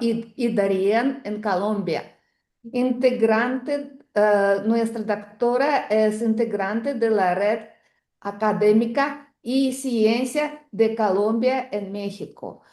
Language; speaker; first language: Spanish; non-native, fluent; Russian